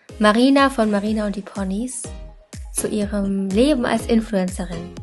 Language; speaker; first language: German; native; German